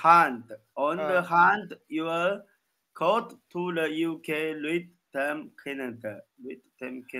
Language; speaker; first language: English; non-native, learner; Chinese